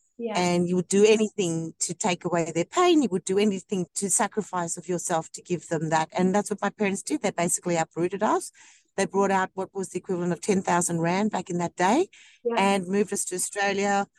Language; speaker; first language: English; native; English